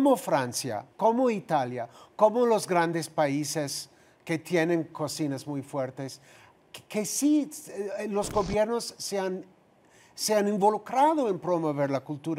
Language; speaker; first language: Spanish; non-native, fluent; English